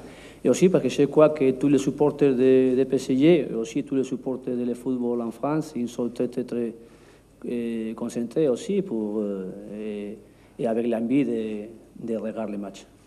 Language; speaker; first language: French; non-native, learner; Spanish